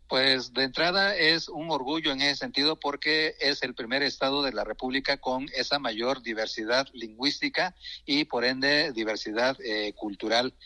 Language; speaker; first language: Spanish; non-native, local second language; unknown